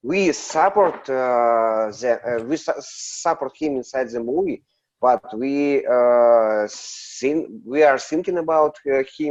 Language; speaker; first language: English; non-native, learner; Russian